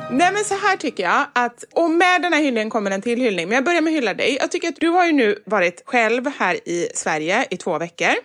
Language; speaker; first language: Swedish; native; Swedish